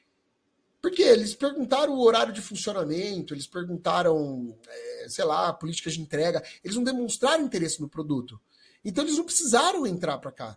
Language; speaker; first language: Portuguese; native; Portuguese